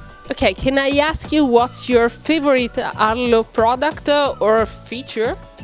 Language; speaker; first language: English; non-native, fluent; Italian